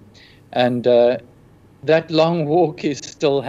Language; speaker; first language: English; native; English